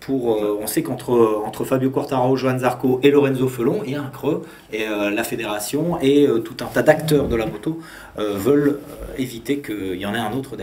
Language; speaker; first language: French; native; French